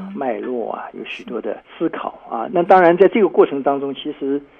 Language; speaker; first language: Chinese; native; Chinese